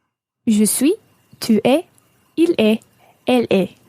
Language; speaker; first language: French; non-native, learner; English